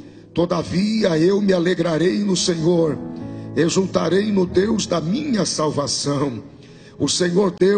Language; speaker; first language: Portuguese; native; Portuguese